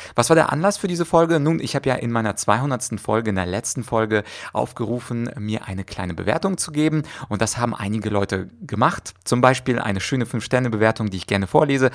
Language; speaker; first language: German; early bilingual, other home language; Russian